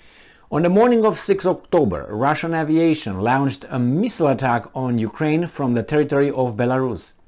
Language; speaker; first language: English; non-native, fluent; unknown